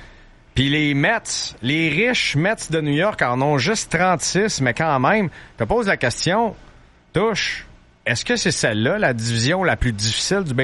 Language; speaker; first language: French; native; French